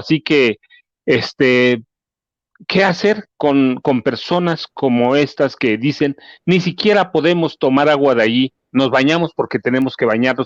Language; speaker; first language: Spanish; native; Spanish